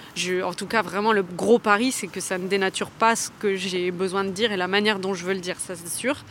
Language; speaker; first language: French; native; French